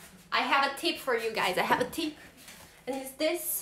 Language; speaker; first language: English; non-native, learner; Portuguese